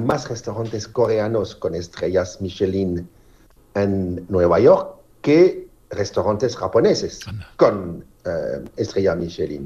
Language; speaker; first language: Spanish; non-native, fluent; French